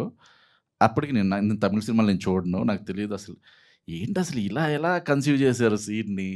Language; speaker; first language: Telugu; native; Telugu